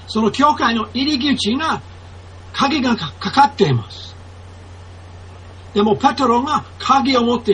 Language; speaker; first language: Japanese; non-native, fluent; English